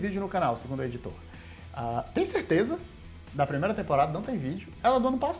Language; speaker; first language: Portuguese; native; Portuguese